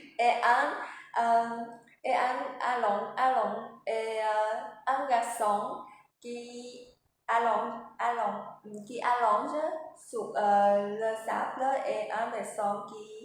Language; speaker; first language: French; non-native, learner; Vietnamese